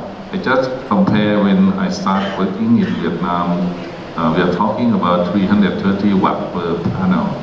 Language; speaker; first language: English; non-native, learner; Thai